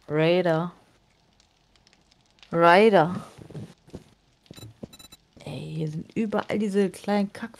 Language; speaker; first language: German; native; German